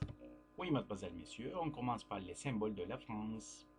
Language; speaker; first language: French; non-native, fluent; Turkish